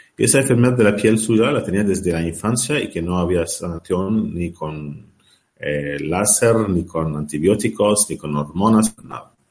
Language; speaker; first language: Spanish; non-native, learner; Arabic